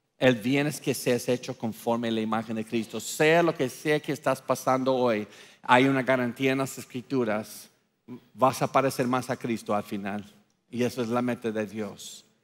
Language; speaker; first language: Spanish; non-native, fluent; English